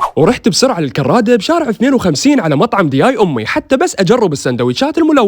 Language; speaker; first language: Arabic; native; Arabic